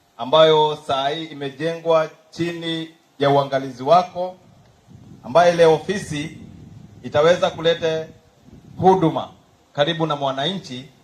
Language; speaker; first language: Swahili; native; Swahili